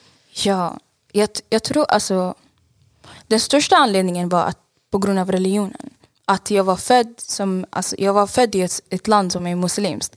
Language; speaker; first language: Swedish; non-native, fluent; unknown